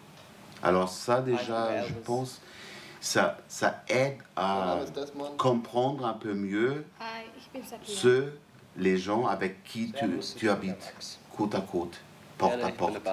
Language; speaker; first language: French; non-native, fluent; German